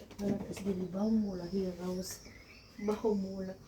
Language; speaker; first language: German; non-native, learner; Filipino